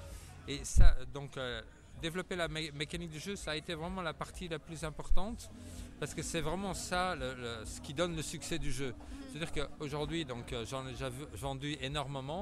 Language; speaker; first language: French; native; French